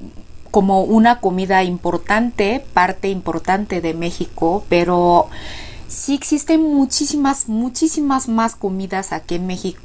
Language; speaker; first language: Spanish; non-native, fluent; Korean